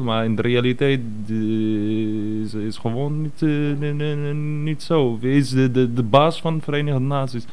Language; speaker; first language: Dutch; non-native, fluent; Arabic